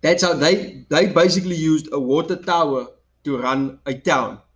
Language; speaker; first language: English; non-native, local second language; Afrikaans